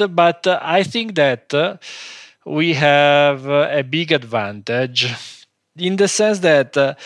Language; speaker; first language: English; non-native, fluent; Italian